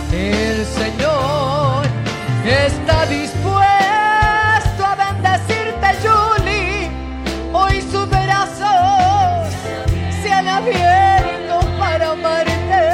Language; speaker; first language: Spanish; native; Spanish